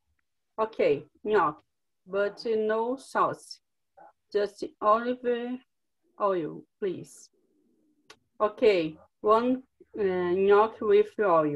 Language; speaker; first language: English; non-native, learner; Portuguese